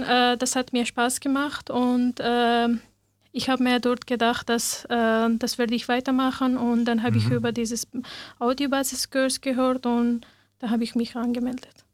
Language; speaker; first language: German; non-native, learner; Persian